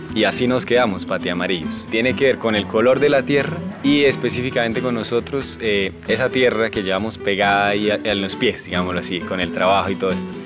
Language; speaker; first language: Spanish; native; Spanish